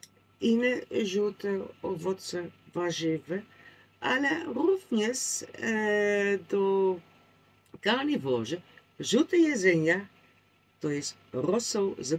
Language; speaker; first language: Polish; non-native, learner; Dutch